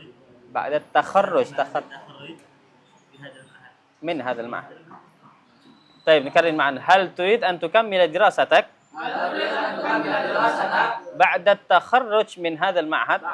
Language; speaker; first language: Arabic; non-native, fluent; Indonesian